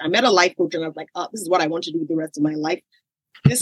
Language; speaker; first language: English; non-native, local second language; Yoruba